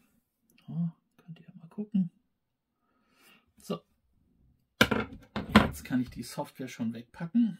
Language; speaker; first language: German; native; German